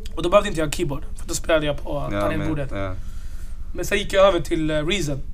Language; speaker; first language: Swedish; early bilingual, other home language; Arabic